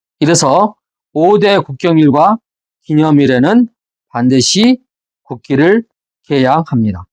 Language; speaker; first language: Korean; native; Korean